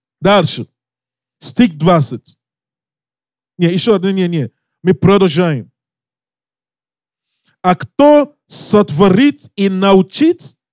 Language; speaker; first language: Russian; non-native, learner; English